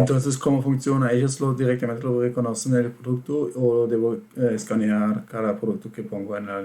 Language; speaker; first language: Spanish; non-native, fluent; German